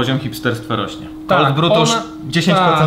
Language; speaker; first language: Polish; native; Polish